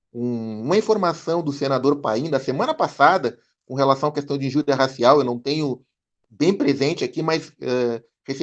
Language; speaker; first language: Portuguese; native; Portuguese